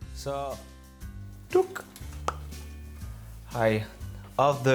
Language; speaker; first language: English; non-native, learner; French